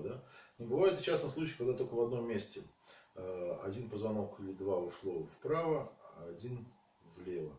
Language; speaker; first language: Russian; native; Russian